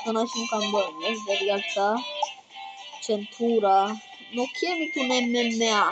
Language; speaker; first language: Albanian; early bilingual, heritage; Albanian